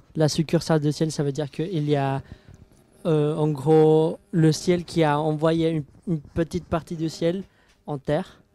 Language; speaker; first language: French; non-native, fluent; Spanish